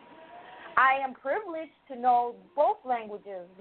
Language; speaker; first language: English; early bilingual, other home language; Spanish